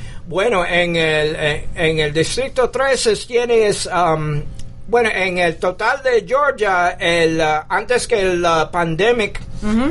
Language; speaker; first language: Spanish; early bilingual, heritage; English